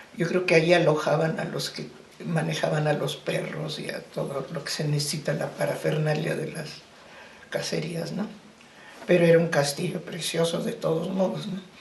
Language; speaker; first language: Spanish; early bilingual, other home language; German